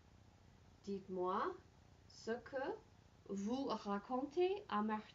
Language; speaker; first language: French; non-native, fluent; English